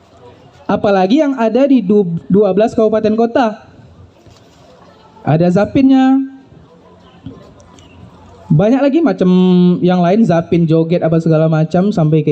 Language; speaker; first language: Indonesian; native; Indonesian